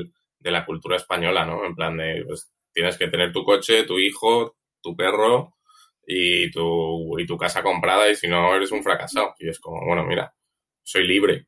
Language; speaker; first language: Spanish; native; Spanish